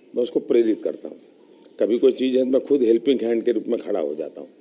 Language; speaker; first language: Hindi; non-native, local second language; Gujarati